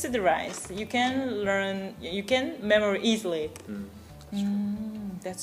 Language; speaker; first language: English; non-native, fluent; Korean